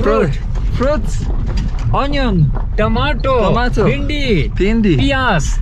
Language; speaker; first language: English; non-native, learner; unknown